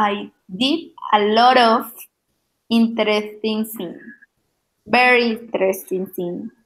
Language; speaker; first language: English; non-native, learner; Spanish